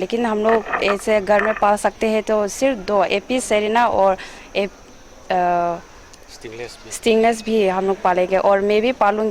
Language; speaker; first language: Hindi; non-native, local second language; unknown